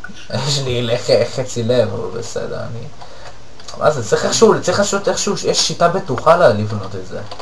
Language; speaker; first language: Hebrew; native; Hebrew